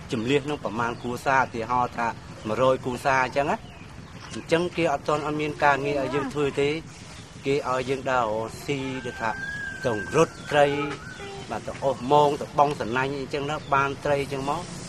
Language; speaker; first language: Khmer; native; Khmer